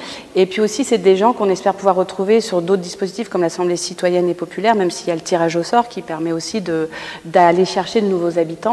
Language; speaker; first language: French; native; French